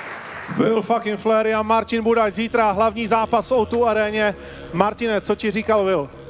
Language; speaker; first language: Czech; native; Czech